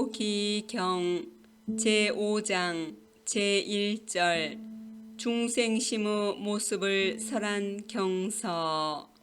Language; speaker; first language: Korean; native; Korean